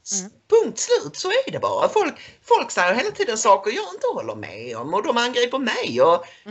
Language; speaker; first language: Swedish; native; Swedish